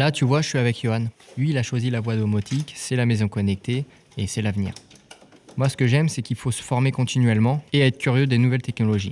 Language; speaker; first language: French; native; French